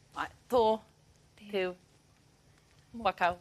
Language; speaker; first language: Māori; non-native, learner; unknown